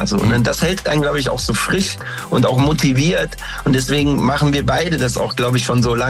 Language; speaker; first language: German; native; German